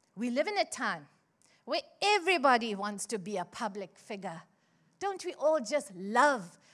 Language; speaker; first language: English; native; English